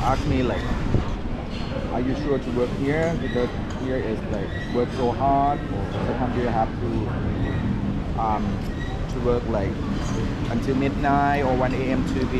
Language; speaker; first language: English; non-native, fluent; Thai